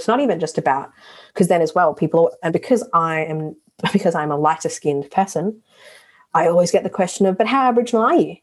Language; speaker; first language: English; native; English